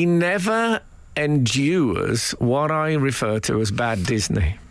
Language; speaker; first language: English; native; English